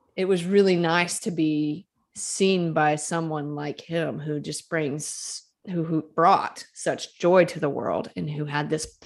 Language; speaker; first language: English; native; English